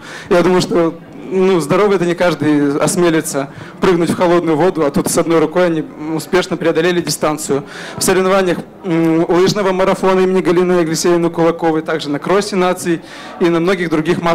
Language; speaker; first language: Russian; native; Russian